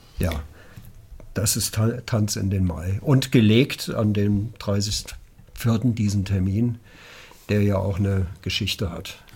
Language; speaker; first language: German; native; German